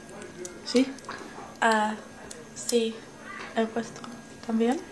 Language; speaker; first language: Spanish; non-native, learner; English